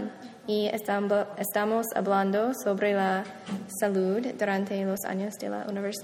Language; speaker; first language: Spanish; non-native, learner; English